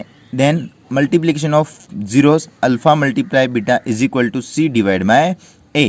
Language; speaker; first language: Hindi; native; Hindi